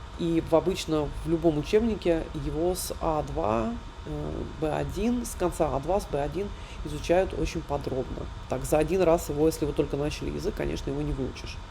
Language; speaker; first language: Russian; native; Russian